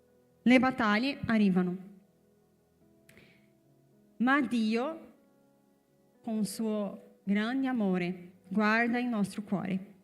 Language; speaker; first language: Italian; non-native, fluent; Portuguese